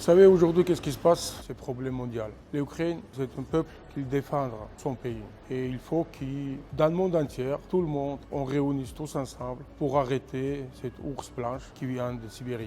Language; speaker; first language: French; non-native, fluent; Georgian